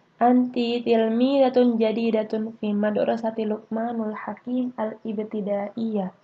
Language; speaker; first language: Arabic; non-native, fluent; Indonesian